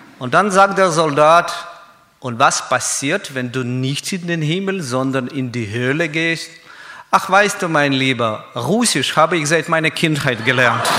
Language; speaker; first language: German; non-native, fluent; Russian